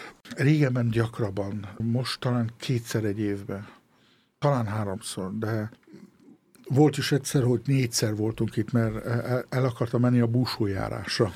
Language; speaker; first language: Hungarian; early bilingual, heritage; Hungarian